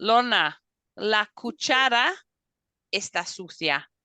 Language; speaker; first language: Spanish; non-native, fluent; English